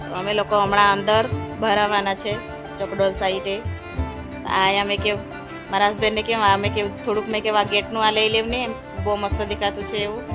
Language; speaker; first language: Gujarati; non-native, local second language; Kukna